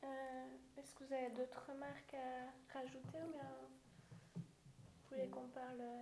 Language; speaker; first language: French; native; French